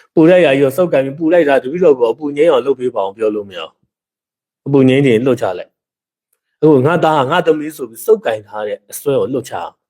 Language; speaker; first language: Burmese; native; Burmese